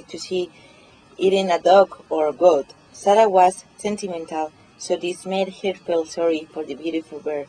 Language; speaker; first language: English; non-native, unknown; Spanish